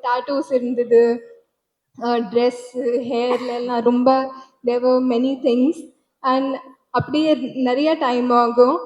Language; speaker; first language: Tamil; non-native, learner; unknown